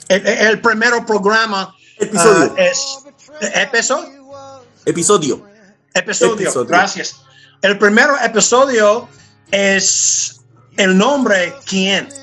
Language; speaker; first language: Spanish; non-native, learner; English